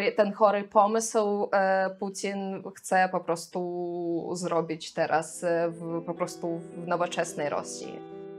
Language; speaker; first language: Polish; non-native, fluent; Russian